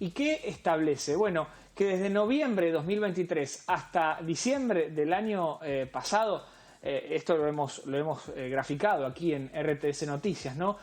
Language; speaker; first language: Spanish; native; Spanish